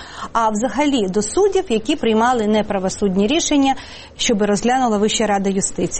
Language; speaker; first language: Ukrainian; native; Ukrainian